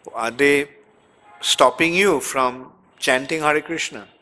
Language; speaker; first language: English; non-native, local second language; Bangla